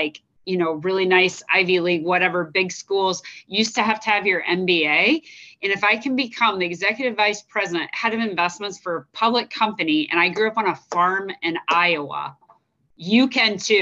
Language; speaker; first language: English; native; English